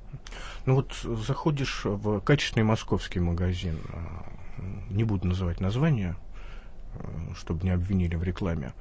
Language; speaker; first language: Russian; native; Russian